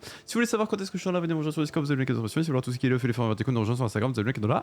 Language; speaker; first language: French; native; French